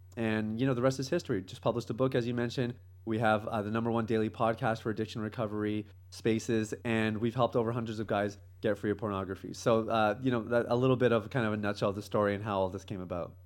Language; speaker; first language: English; native; English